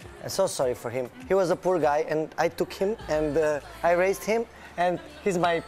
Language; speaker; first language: English; non-native, fluent; Romanian